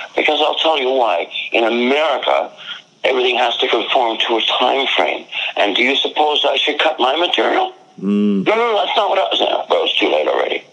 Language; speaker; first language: English; native; English